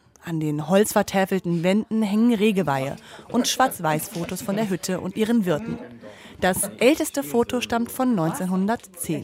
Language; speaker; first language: German; native; German